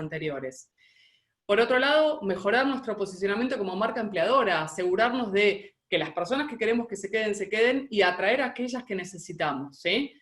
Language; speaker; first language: Spanish; native; Spanish